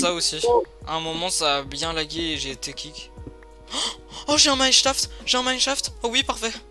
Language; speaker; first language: French; native; French